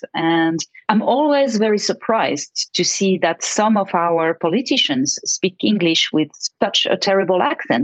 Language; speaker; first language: English; non-native, fluent; French